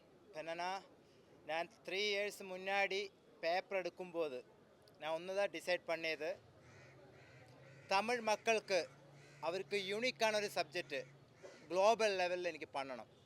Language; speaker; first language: Tamil; non-native, learner; Malayalam